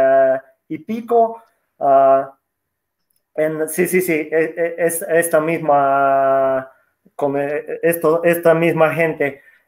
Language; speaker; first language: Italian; non-native, learner; Russian